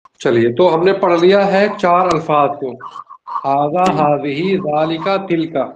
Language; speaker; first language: Urdu; native; Urdu